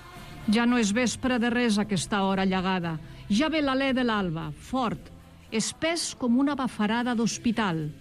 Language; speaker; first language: Catalan; native; Catalan